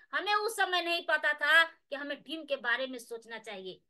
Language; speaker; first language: Hindi; native; Hindi